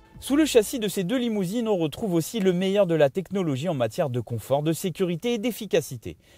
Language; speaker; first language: French; native; French